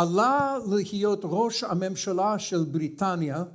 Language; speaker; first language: Hebrew; non-native, fluent; English